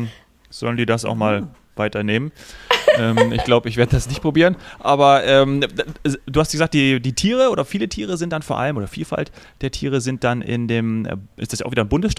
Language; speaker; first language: German; native; German